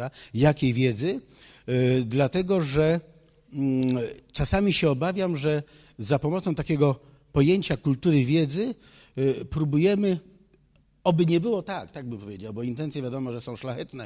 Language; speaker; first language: Polish; native; Polish